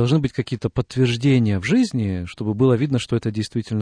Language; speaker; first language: Russian; native; Russian